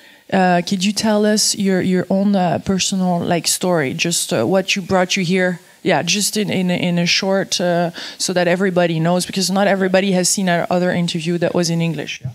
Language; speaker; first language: English; non-native, fluent; French